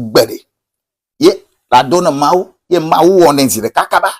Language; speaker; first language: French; non-native, local second language; Ewe